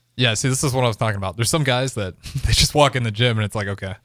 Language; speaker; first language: English; native; English